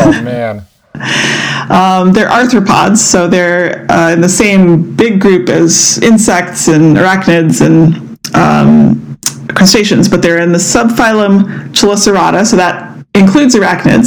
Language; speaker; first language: English; native; English